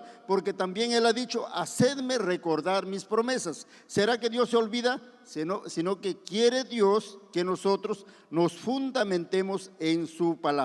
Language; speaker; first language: Spanish; native; Spanish